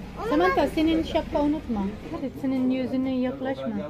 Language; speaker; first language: Turkish; non-native, learner; Filipino